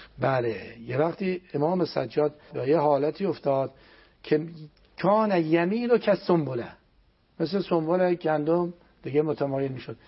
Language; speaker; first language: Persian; non-native, local second language; Azerbaijani